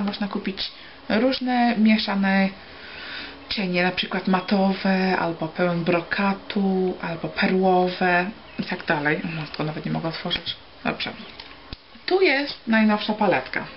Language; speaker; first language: Polish; early bilingual, heritage; Polish